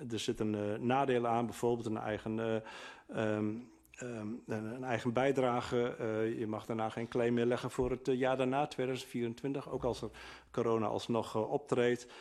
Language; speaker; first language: Dutch; native; Dutch